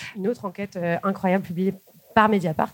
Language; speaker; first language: French; native; French